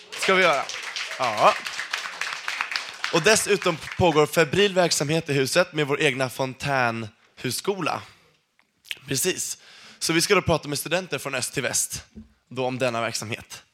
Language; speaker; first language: Swedish; native; Swedish